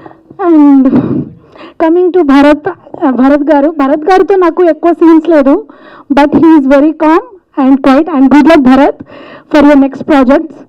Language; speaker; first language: Telugu; native; Telugu